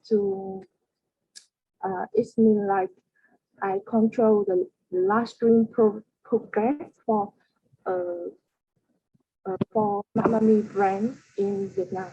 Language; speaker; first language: English; non-native, learner; Vietnamese